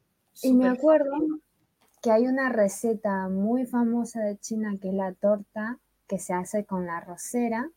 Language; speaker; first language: Spanish; non-native, fluent; Chinese